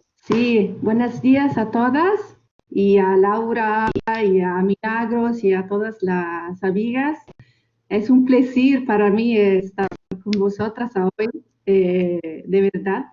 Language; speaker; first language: Spanish; non-native, fluent; Italian